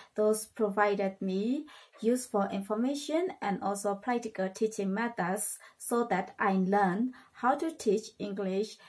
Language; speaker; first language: English; non-native, fluent; Burmese